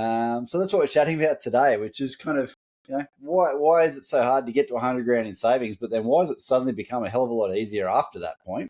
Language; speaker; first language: English; native; English